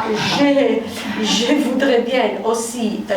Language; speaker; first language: French; non-native, fluent; Italian